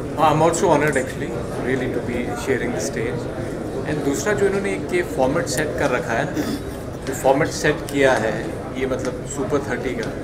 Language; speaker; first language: Hindi; native; Hindi